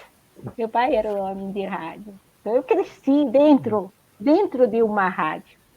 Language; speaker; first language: Portuguese; non-native, fluent; Spanish